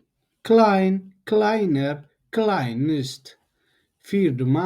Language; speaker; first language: Dutch; non-native, learner; Tigrinya